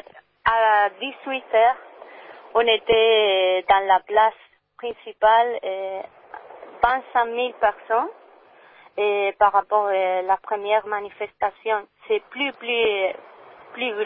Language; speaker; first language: French; non-native, learner; Spanish